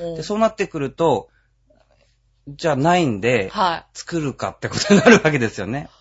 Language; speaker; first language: Japanese; native; Japanese